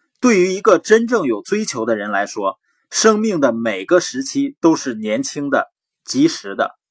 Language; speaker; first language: Chinese; native; Chinese